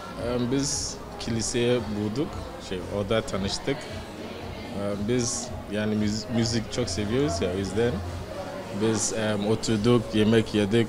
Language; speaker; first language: Turkish; non-native, learner; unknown